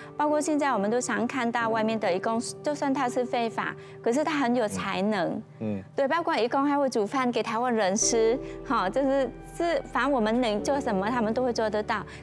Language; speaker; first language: Chinese; non-native, fluent; Vietnamese